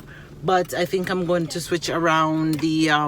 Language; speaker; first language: English; native; English